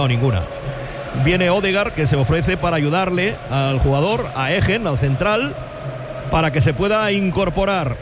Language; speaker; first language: Spanish; native; Spanish